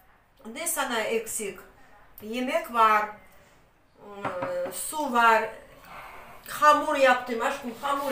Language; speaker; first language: Turkish; non-native, learner; Russian